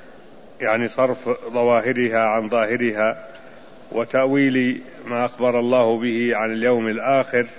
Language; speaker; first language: Arabic; native; Arabic